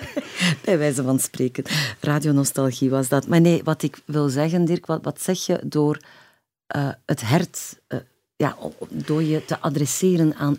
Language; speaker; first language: Dutch; native; Dutch